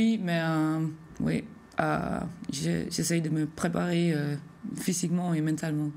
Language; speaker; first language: French; non-native, fluent; Danish